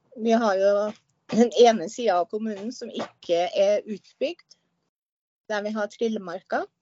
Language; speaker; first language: Norwegian; native; Norwegian